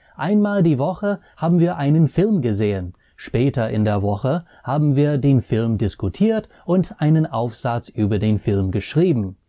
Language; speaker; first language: German; non-native, fluent; English